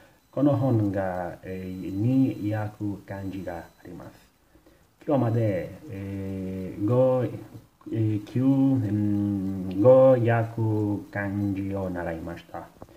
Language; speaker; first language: Japanese; non-native, learner; Italian